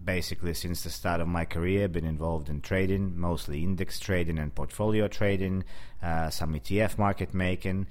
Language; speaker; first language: English; non-native, fluent; Russian